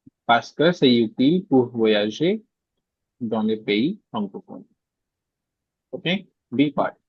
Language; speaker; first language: French; non-native, fluent; Hindi